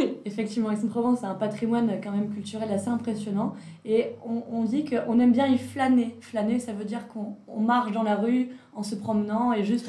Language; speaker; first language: French; native; French